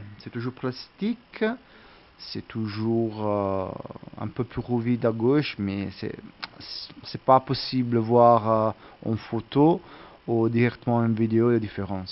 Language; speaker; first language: French; non-native, learner; Italian